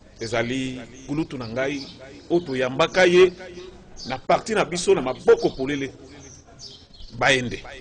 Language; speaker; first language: Lingala; native; Lingala